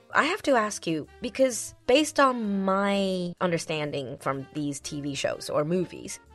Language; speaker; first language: English; non-native, fluent; Chinese